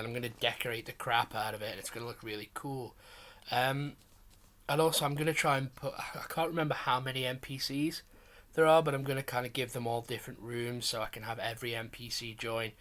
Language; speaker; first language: English; native; English